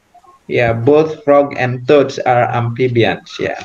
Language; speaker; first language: English; non-native, fluent; Indonesian